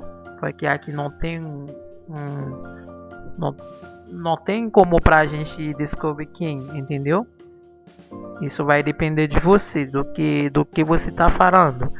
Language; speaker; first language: Portuguese; non-native, fluent; Haitian Creole